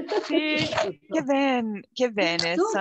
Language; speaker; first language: Italian; non-native, learner; Portuguese